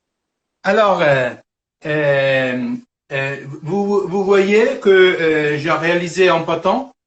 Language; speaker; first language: French; non-native, fluent; Italian